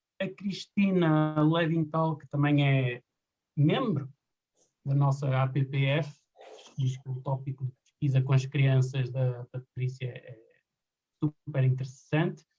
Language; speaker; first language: Portuguese; native; Portuguese